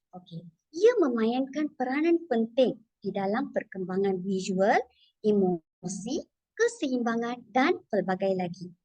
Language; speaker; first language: Malay; non-native, local second language; Tamil